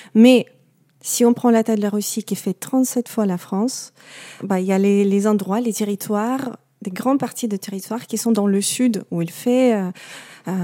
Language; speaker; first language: French; non-native, fluent; Russian